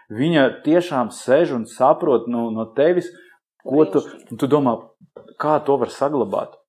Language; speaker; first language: Latvian; non-native, local second language; Russian